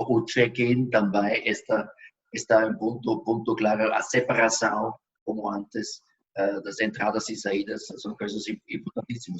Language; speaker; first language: Portuguese; non-native, fluent; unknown